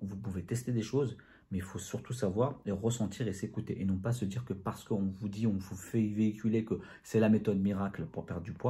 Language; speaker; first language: French; native; French